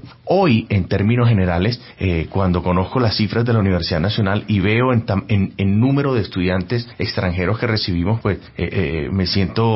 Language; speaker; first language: Spanish; native; Spanish